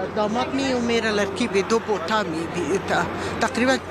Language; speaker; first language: Hindi; non-native, learner; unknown